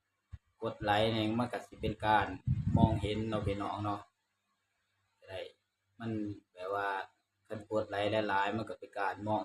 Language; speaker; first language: Thai; non-native, local second language; Lao